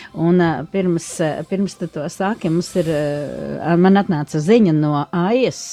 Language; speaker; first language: Latvian; native; Latvian